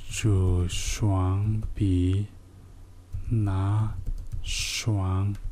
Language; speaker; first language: Chinese; non-native, learner; Mongolian